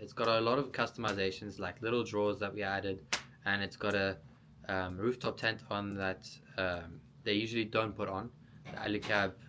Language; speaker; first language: English; native; English